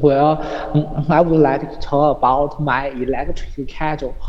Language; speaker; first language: English; non-native, learner; Chinese